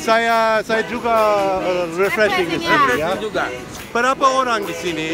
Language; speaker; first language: Indonesian; non-native, learner; English